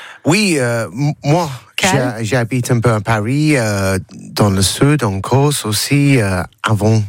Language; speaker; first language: French; non-native, learner; English